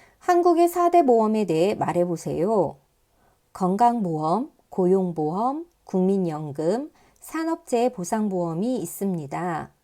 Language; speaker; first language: Korean; native; Korean